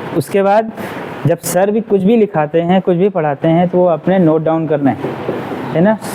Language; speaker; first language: Hindi; native; Hindi